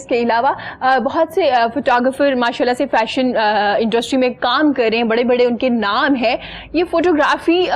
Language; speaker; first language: Urdu; native; Urdu